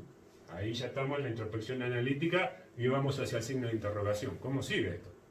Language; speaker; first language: Spanish; native; Spanish